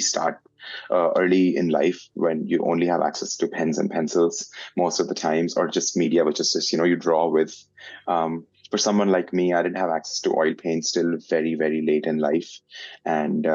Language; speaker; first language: English; non-native, local second language; Hindi